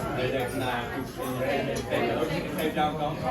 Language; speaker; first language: Dutch; non-native, learner; Thai